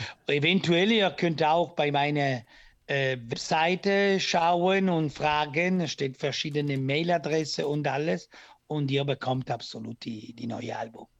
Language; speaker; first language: German; non-native, learner; Italian